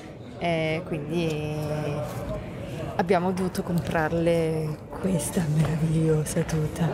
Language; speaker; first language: Italian; non-native, fluent; English